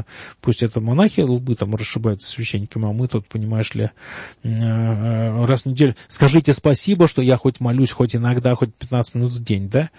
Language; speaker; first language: Russian; native; Russian